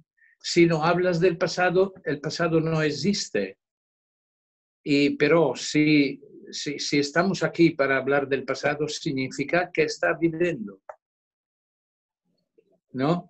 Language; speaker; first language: Spanish; non-native, fluent; Italian